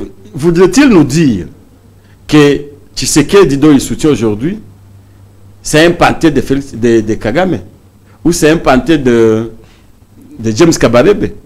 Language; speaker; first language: French; non-native, local second language; Swahili